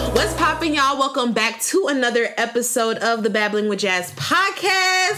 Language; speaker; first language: English; native; English